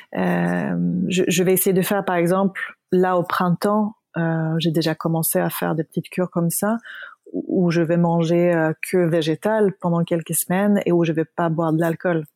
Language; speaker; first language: French; non-native, fluent; Swedish